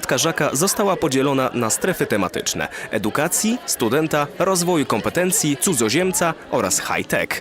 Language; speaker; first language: Polish; native; Polish